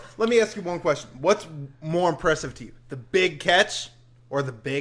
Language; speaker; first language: English; native; English